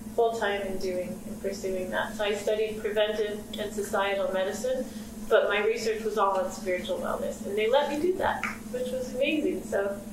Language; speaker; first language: English; native; English